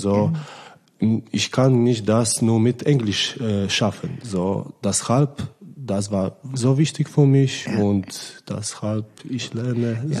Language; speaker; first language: German; non-native, learner; Polish